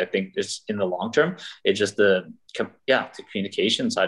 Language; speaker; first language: English; native; English